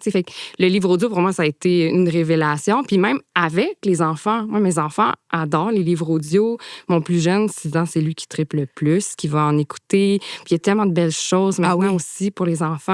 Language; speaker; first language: French; native; French